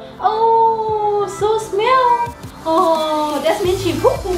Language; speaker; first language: English; non-native, learner; Thai